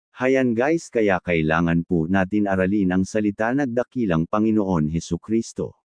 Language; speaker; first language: Filipino; non-native, local second language; Bikol